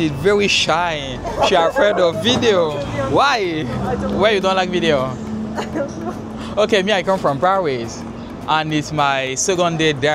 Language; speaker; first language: English; non-native, learner; French